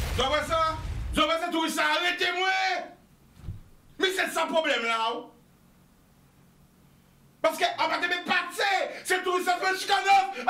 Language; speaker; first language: French; non-native, local second language; Guadeloupean Creole French